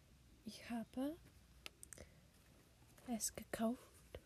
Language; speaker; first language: German; non-native, learner; English